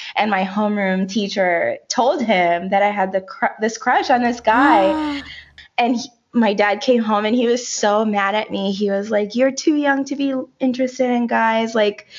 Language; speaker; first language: English; early bilingual, other home language; Haitian Creole